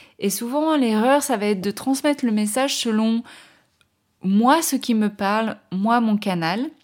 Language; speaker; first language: French; native; French